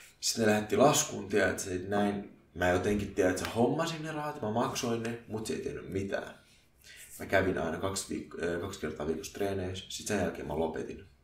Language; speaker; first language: Finnish; early bilingual, other home language; Arabic